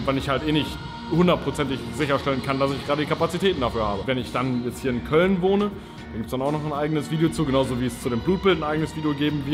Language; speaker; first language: German; native; German